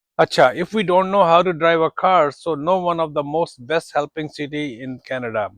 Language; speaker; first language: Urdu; native; Urdu